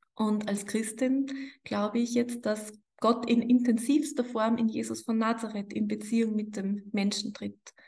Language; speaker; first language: German; native; German